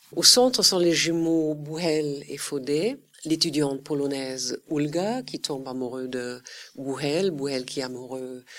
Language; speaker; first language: French; non-native, fluent; German